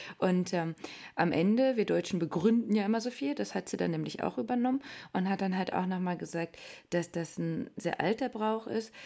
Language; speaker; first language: German; native; German